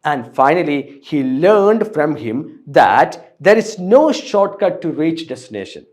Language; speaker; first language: English; non-native, local second language; Malayalam